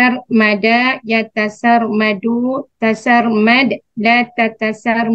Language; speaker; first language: Arabic; non-native, learner; Malay